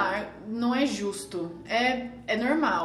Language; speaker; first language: Portuguese; early bilingual, heritage; Portuguese